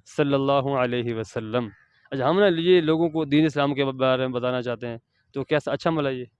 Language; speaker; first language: Urdu; native; Urdu